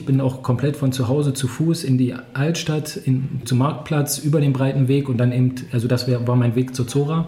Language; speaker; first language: German; native; German